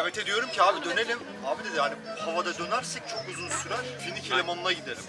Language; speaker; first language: Turkish; native; Turkish